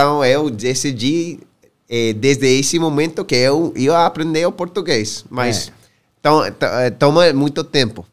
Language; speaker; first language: Portuguese; non-native, learner; English